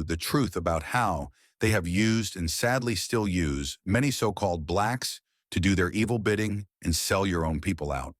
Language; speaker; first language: English; native; English